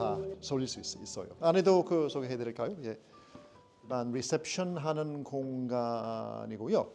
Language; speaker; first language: Korean; non-native, fluent; English